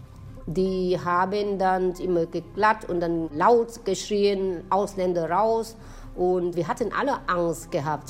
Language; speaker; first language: German; non-native, fluent; Vietnamese